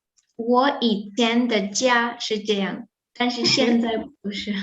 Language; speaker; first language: Chinese; non-native, learner; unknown